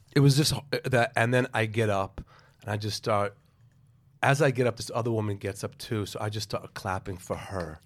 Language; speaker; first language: English; native; English